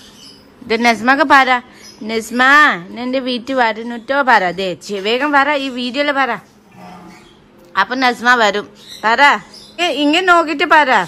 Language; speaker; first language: Malayalam; non-native, learner; Nepali